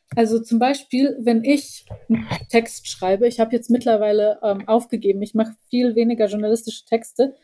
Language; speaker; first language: German; early bilingual, heritage; Bosnian